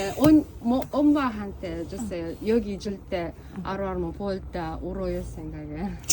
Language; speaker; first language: Korean; non-native, learner; Kazakh